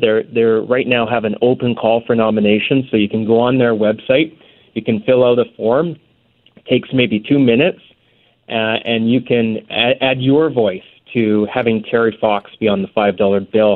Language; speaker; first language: English; native; English